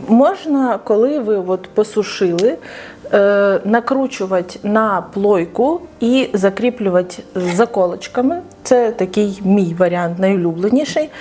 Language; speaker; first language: Ukrainian; non-native, local second language; Russian